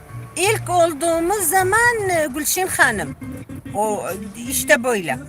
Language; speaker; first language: Turkish; non-native, local second language; Kurdish